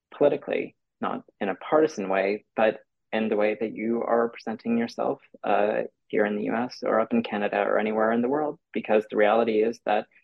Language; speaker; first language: English; native; English